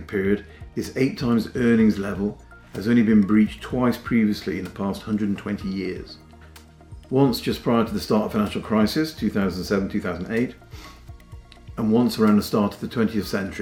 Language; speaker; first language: English; native; English